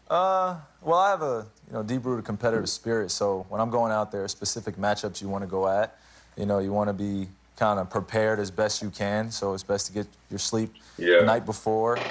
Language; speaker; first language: English; native; English